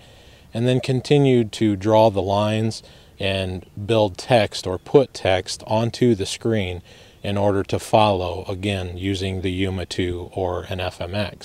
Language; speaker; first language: English; native; English